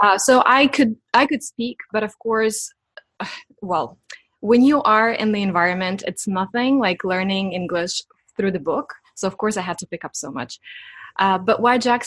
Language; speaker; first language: English; non-native, fluent; Ukrainian